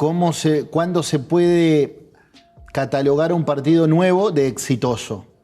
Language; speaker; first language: Spanish; native; Spanish